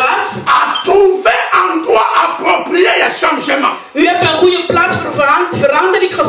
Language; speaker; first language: Dutch; non-native, learner; Lingala